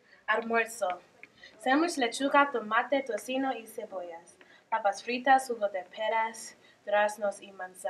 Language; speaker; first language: Spanish; non-native, learner; English